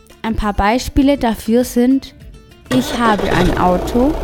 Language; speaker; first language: German; non-native, fluent; Spanish